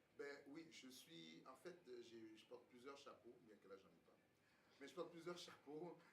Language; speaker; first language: French; early bilingual, other home language; Haitian Creole